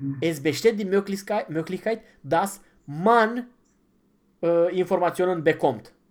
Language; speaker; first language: German; non-native, fluent; Romanian